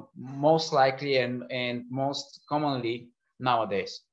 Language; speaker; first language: English; non-native, fluent; Bulgarian